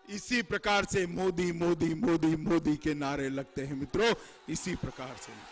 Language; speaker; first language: Hindi; non-native, local second language; Gujarati